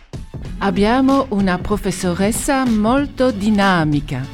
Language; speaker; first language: Italian; non-native, learner; French